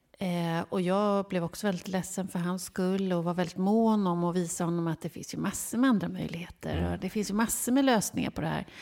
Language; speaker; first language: Swedish; native; Swedish